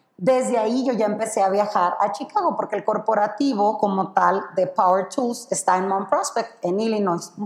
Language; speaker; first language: Spanish; native; Spanish